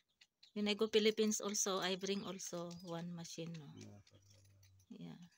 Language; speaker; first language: English; non-native, learner; Filipino